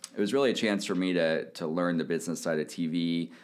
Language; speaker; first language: English; native; English